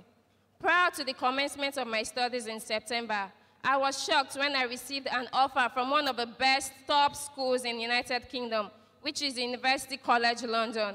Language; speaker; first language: English; non-native, local second language; Yoruba